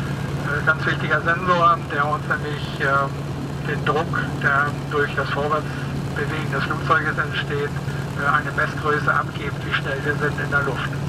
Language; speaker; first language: German; native; German